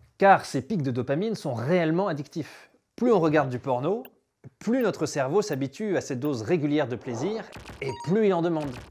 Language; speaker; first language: French; native; French